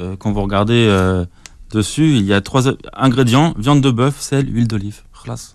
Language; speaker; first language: French; native; French